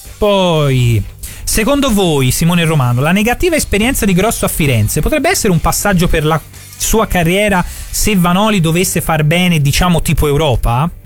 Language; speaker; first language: Italian; native; Italian